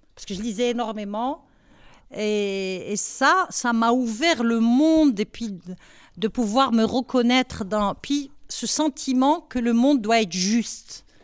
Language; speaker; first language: French; non-native, local second language; Arabic